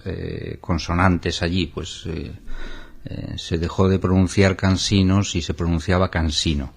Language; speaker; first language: Spanish; native; Spanish